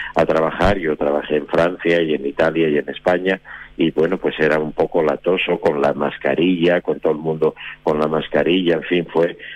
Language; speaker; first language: Spanish; native; Spanish